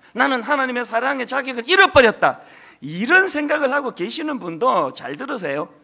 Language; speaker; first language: Korean; native; Korean